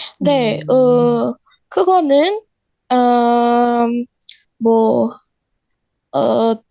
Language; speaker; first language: Korean; non-native, learner; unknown